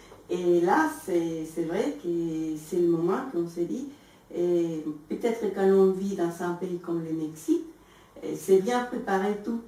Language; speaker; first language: French; non-native, fluent; Spanish